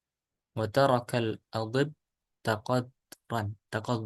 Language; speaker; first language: Arabic; non-native, fluent; Indonesian